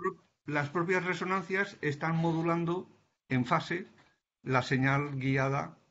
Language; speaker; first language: Spanish; native; Spanish